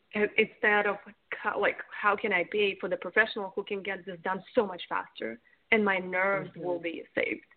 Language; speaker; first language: English; non-native, fluent; Russian